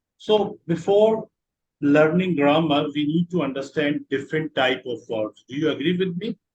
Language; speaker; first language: English; non-native, local second language; Urdu